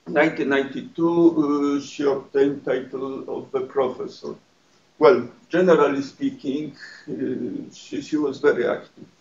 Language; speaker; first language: English; non-native, fluent; Polish